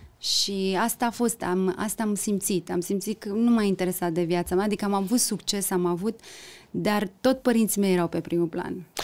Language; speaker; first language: Romanian; early bilingual, heritage; Romanian